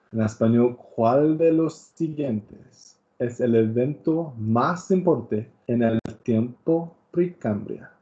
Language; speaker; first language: Spanish; non-native, learner; English